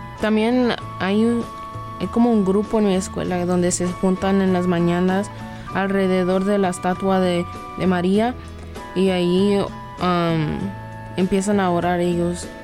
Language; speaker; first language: Spanish; early bilingual, other home language; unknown